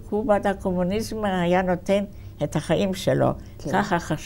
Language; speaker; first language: Hebrew; non-native, fluent; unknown